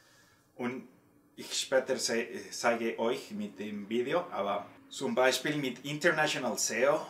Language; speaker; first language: German; non-native, learner; Spanish